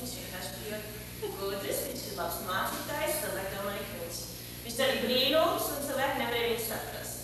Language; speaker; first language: Latvian; early bilingual, heritage; Latvian